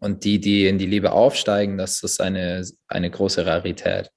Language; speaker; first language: German; native; German